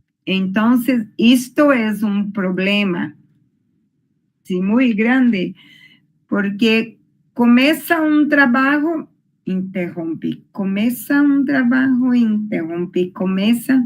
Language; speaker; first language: Spanish; non-native, learner; Portuguese